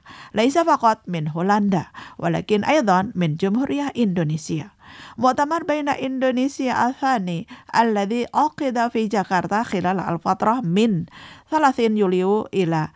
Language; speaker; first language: Arabic; non-native, fluent; Indonesian